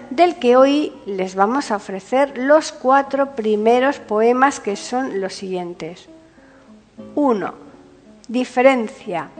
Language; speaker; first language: Spanish; native; Spanish